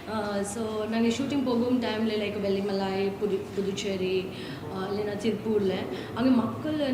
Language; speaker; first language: Tamil; non-native, learner; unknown